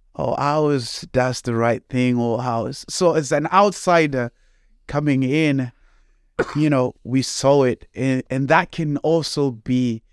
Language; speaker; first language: English; non-native, local second language; Shona